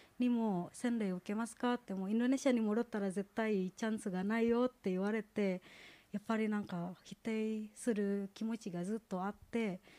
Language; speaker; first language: Japanese; non-native, fluent; Indonesian